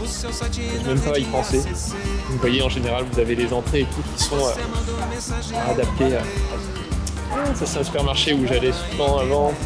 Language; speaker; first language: French; native; French